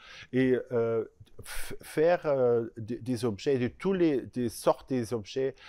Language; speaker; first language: French; non-native, learner; German